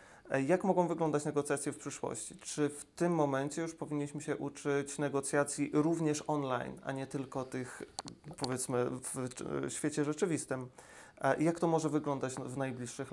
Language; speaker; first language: Polish; native; Polish